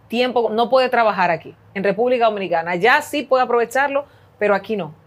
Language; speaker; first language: Spanish; native; Spanish